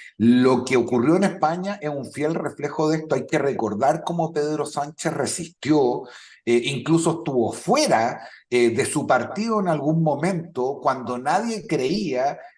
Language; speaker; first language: Spanish; native; Spanish